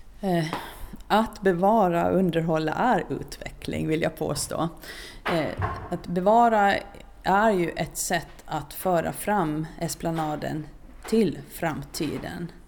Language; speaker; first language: Swedish; native; Swedish